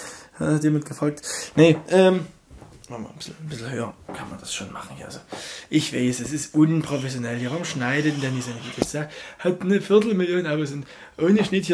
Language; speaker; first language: German; native; German